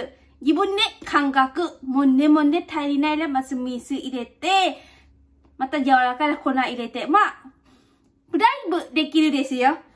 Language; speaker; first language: Japanese; non-native, fluent; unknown